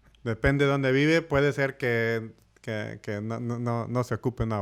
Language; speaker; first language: Spanish; early bilingual, heritage; Spanish